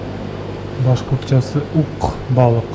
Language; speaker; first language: Turkish; non-native, learner; Bashkir